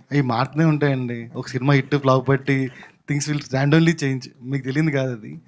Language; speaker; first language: Telugu; native; Telugu